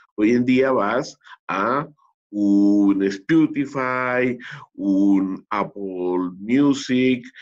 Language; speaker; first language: Spanish; native; Spanish